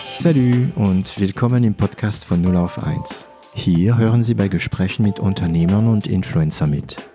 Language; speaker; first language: German; non-native, fluent; French